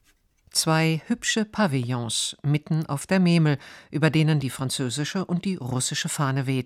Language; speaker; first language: German; native; German